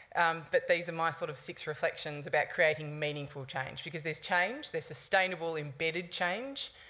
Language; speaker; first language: English; native; English